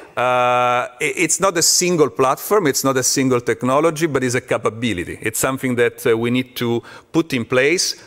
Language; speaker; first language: English; non-native, fluent; Italian